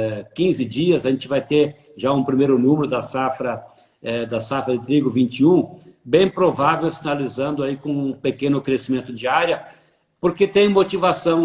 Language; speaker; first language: Portuguese; native; Portuguese